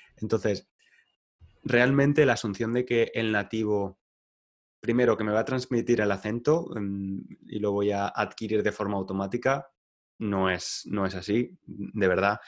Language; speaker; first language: Spanish; native; Spanish